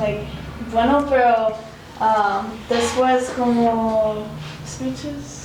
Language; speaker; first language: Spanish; non-native, learner; English